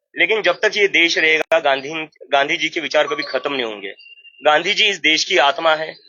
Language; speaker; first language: Hindi; non-native, local second language; Marathi